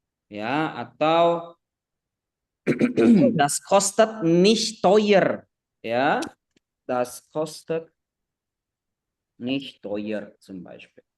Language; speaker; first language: German; non-native, fluent; Indonesian